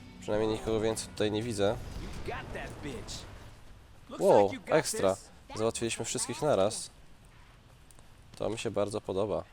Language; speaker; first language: Polish; native; Polish